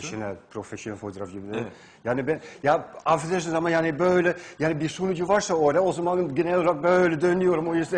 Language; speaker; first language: Turkish; non-native, fluent; Dutch